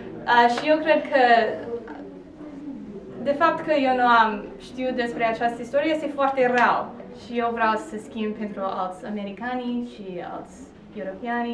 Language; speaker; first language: Romanian; non-native, learner; English